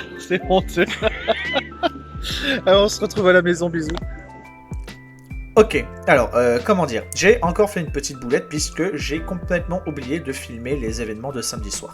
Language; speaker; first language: French; native; French